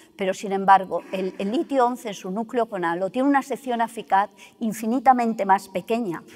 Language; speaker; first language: Spanish; native; Spanish